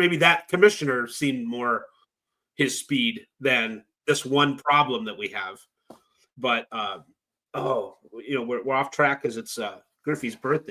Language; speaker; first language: English; native; English